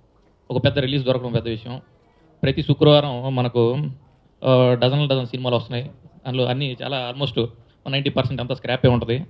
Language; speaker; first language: Telugu; native; Telugu